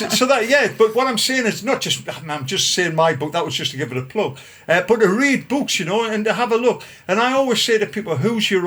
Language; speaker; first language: English; native; English